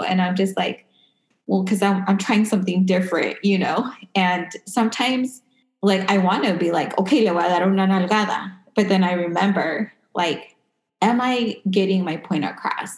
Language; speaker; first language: English; early bilingual, other home language; Spanish